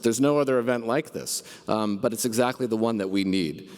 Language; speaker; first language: English; native; English